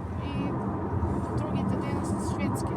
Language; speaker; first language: Macedonian; early bilingual, heritage; Macedonian